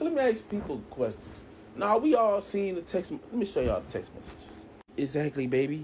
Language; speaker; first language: English; native; English